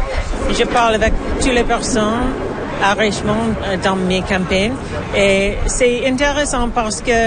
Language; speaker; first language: French; non-native, learner; English